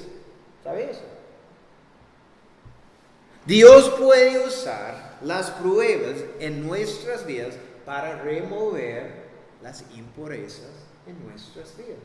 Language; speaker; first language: Spanish; non-native, fluent; English